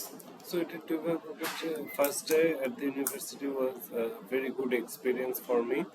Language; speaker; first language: English; non-native, fluent; Bangla